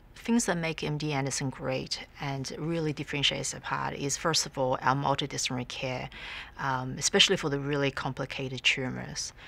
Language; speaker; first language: English; native; English